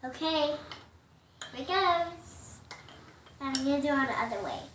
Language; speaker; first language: English; native; English